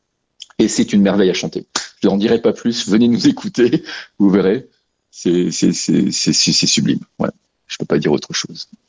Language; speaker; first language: French; native; French